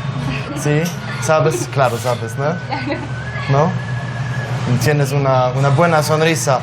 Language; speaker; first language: Spanish; non-native, learner; Polish